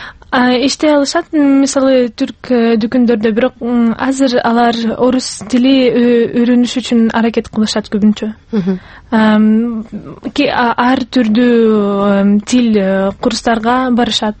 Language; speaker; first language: Kyrgyz; non-native, local second language; Russian